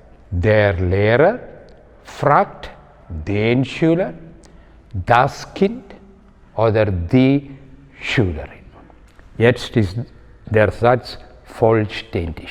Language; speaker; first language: German; non-native, fluent; Malayalam